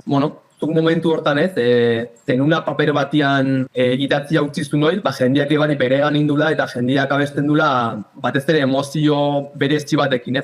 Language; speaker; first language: Basque; native; Basque